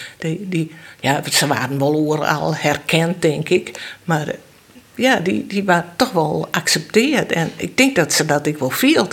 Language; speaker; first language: Dutch; non-native, local second language; Western Frisian